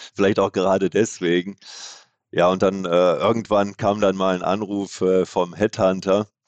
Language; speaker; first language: German; native; German